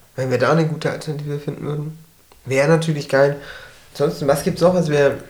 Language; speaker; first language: German; early bilingual, other home language; Turkish